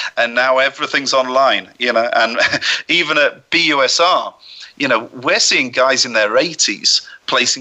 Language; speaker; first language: English; native; English